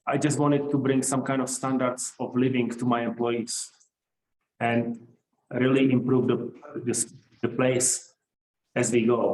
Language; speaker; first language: English; non-native, fluent; Czech